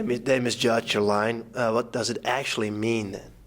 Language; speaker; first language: English; non-native, fluent; Dutch